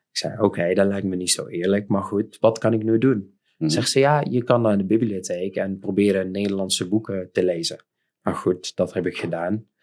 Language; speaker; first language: Dutch; non-native, fluent; Arabic